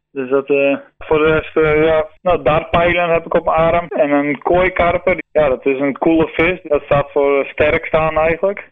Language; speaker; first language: Dutch; non-native, local second language; Western Frisian